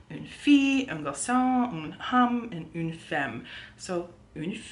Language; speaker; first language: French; non-native, learner; English